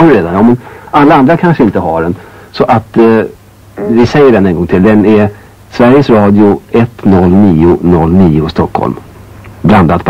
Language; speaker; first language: Swedish; native; Swedish